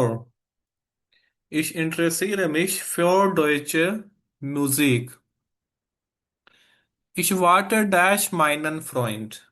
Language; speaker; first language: German; non-native, fluent; Urdu